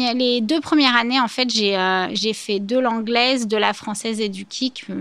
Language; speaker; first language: French; native; French